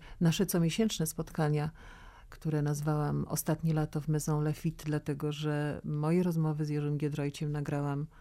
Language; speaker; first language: Polish; native; Polish